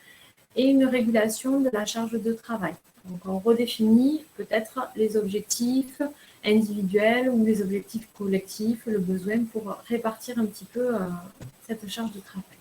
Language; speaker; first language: French; native; French